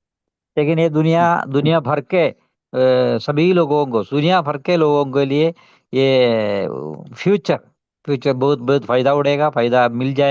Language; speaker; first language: Hindi; non-native, local second language; Malayalam